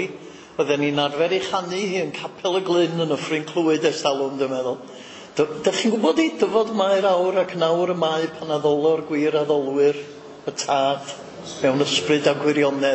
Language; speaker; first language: Welsh; native; Welsh